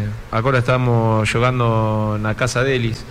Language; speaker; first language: Portuguese; non-native, fluent; Spanish